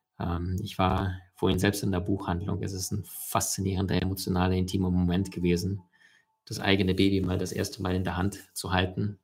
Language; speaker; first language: German; early bilingual, other home language; Russian